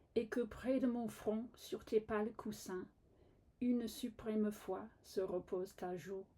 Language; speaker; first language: French; non-native, fluent; English